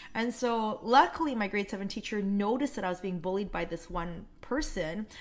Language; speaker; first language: English; non-native, fluent; Korean